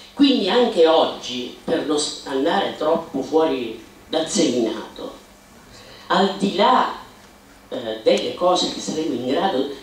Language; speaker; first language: Italian; native; Italian